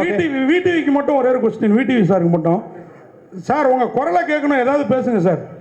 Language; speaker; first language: Tamil; native; Tamil